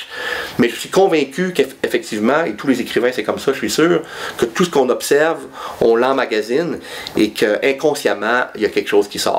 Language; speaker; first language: French; native; French